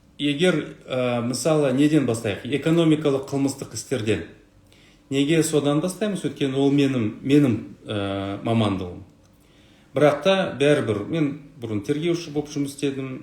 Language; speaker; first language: Kazakh; non-native, local second language; Russian